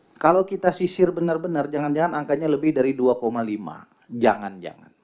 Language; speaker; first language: Indonesian; native; Indonesian